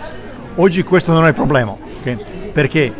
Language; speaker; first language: Italian; non-native, learner; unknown